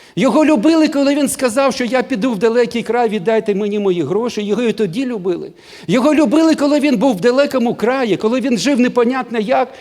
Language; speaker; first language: Ukrainian; non-native, local second language; Russian